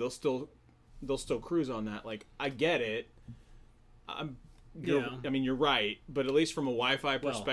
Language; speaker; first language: English; native; English